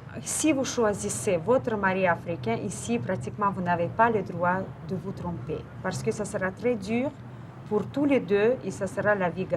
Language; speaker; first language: French; non-native, fluent; Russian